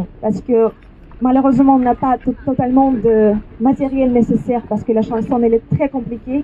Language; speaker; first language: French; non-native, fluent; Russian